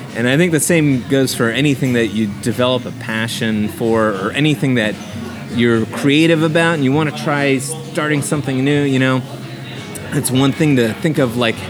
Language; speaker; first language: English; native; English